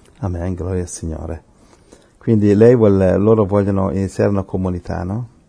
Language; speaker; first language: Italian; non-native, fluent; Spanish